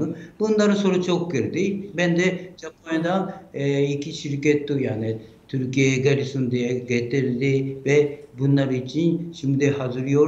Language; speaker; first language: Turkish; non-native, fluent; Japanese